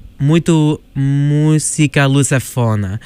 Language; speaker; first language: Portuguese; non-native, learner; English